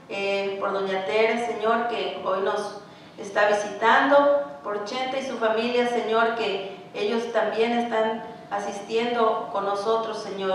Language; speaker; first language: Spanish; native; Spanish